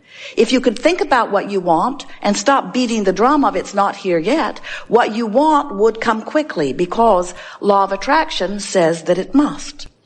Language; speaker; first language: English; native; English